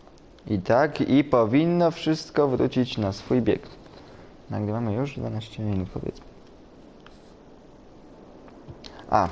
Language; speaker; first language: Polish; native; Polish